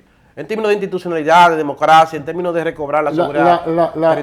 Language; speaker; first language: Spanish; native; Spanish